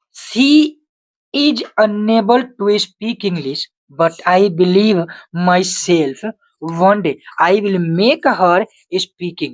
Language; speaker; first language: English; non-native, local second language; Hindi